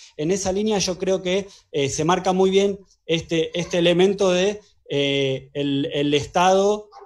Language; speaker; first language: Spanish; native; Spanish